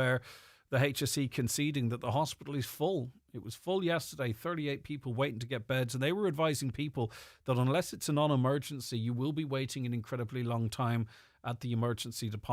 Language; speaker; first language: English; native; English